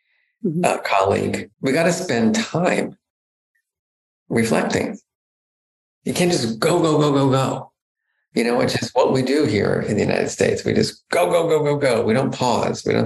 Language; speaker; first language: English; native; English